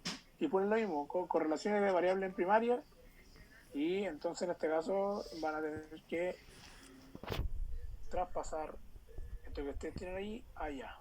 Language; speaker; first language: Spanish; native; Spanish